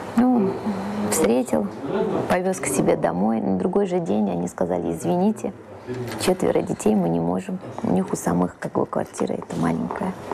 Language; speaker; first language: Russian; early bilingual, heritage; Russian